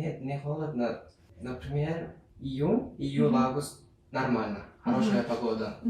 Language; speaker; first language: Russian; non-native, learner; Turkmen